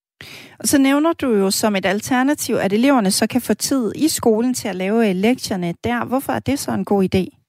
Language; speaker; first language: Danish; native; Danish